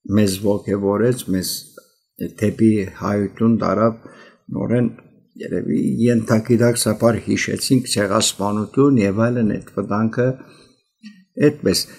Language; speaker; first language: Armenian; early bilingual, heritage; Armenian